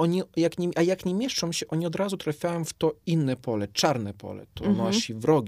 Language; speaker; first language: Polish; non-native, fluent; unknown